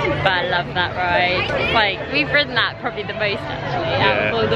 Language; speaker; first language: English; native; English